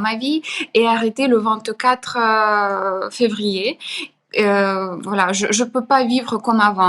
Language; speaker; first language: French; non-native, fluent; Ukrainian